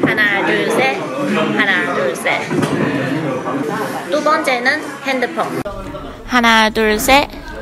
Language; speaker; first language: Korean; non-native, learner; Chinese